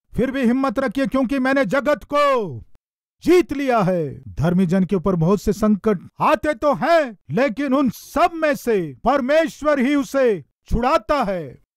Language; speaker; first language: Hindi; non-native, local second language; Telugu